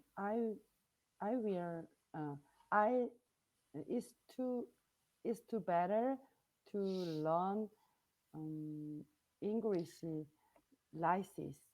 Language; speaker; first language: English; non-native, learner; Korean